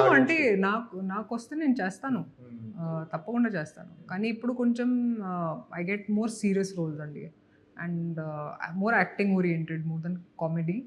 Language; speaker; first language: Telugu; non-native, fluent; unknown